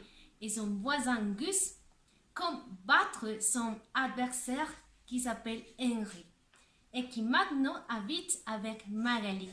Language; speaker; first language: French; non-native, learner; Spanish